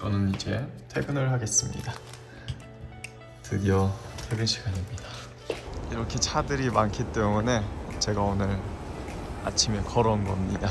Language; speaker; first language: Korean; non-native, fluent; Mongolian